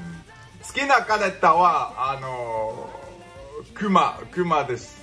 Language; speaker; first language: Japanese; non-native, learner; English